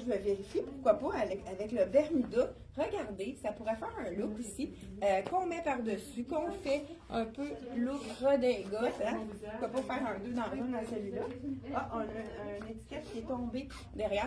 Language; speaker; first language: French; native; French